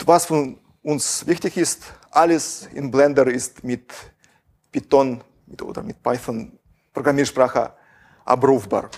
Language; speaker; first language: German; non-native, fluent; Russian